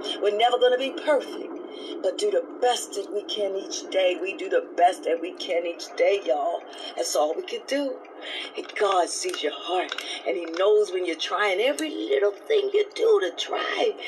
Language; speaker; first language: English; native; English